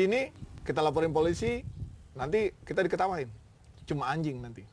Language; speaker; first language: Indonesian; native; Indonesian